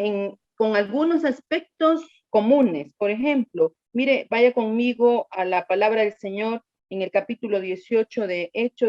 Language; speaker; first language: Spanish; native; Spanish